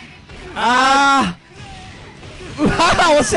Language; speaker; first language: Japanese; native; Japanese